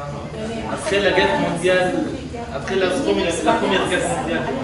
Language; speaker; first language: French; non-native, learner; Arabic